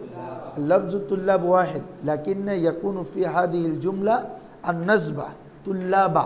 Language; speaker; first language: Arabic; non-native, fluent; Bangla